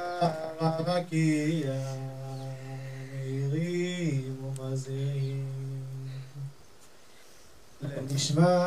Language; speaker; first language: Hebrew; native; Hebrew